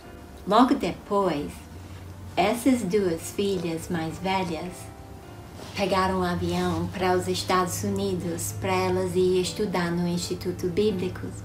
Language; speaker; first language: Portuguese; non-native, fluent; English